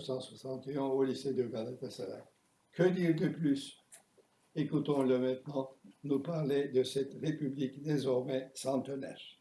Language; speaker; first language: French; non-native, fluent; Turkish